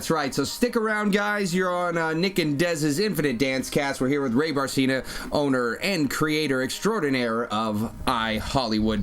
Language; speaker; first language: English; native; English